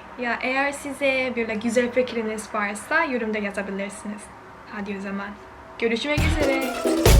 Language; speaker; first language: Turkish; non-native, learner; Korean